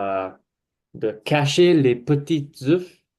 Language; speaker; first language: French; non-native, learner; English